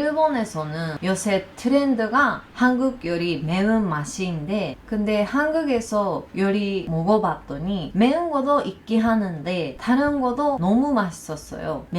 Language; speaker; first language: Korean; non-native, learner; Japanese